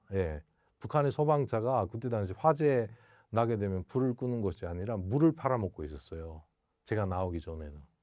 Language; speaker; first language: Korean; native; Korean